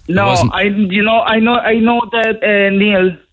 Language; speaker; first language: English; non-native, fluent; Spanish